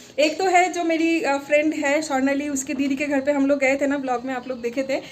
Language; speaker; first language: Hindi; non-native, local second language; Bangla